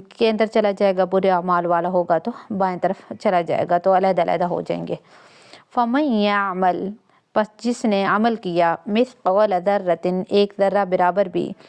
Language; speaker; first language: Urdu; non-native, local second language; Punjabi